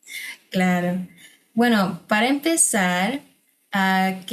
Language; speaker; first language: Spanish; non-native, fluent; English